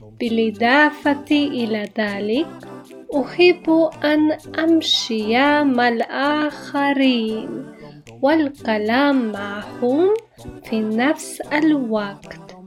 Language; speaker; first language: Arabic; non-native, fluent; Polish